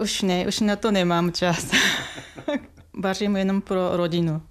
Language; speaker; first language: Czech; non-native, fluent; Japanese